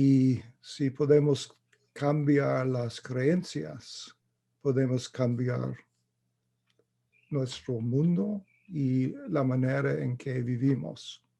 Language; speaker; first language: Spanish; non-native, fluent; English